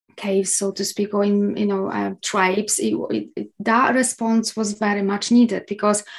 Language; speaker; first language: English; non-native, fluent; Polish